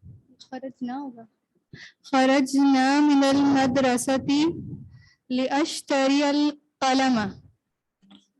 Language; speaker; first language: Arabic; non-native, learner; Urdu